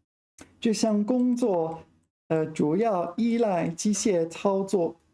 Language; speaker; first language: Chinese; non-native, fluent; English